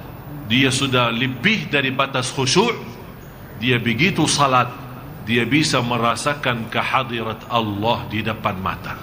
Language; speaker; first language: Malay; non-native, fluent; Arabic